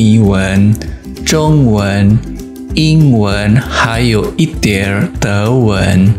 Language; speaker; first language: Chinese; non-native, fluent; Indonesian